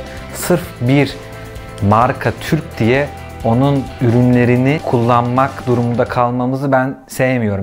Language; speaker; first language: Turkish; native; Turkish